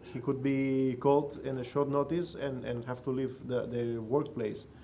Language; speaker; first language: English; non-native, fluent; Catalan